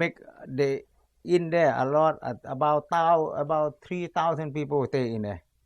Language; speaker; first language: English; non-native, learner; Lao